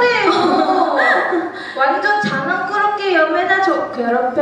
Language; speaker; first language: Korean; non-native, learner; Chinese